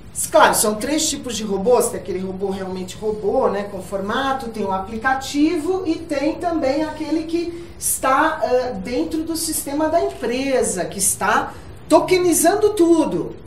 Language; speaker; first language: Portuguese; native; Portuguese